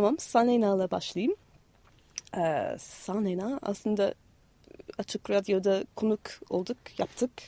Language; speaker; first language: Turkish; non-native, fluent; English